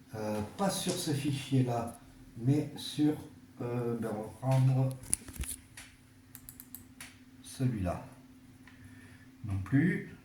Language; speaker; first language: French; native; French